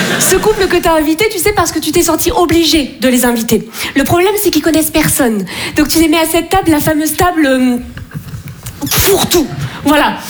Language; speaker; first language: French; native; French